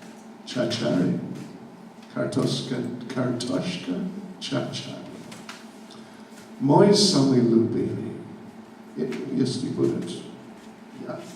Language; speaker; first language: Russian; non-native, learner; English